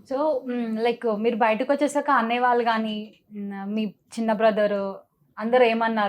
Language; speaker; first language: Telugu; native; Telugu